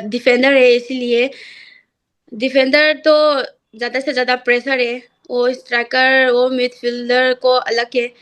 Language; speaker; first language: Hindi; non-native, local second language; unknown